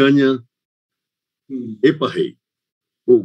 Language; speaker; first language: Portuguese; native; Portuguese